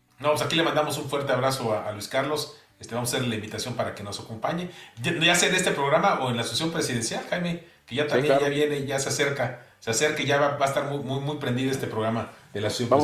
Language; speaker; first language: Spanish; native; Spanish